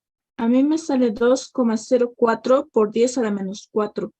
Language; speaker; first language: Spanish; native; Spanish